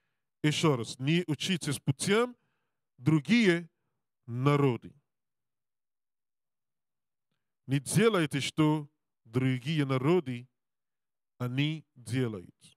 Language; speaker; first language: Russian; non-native, learner; English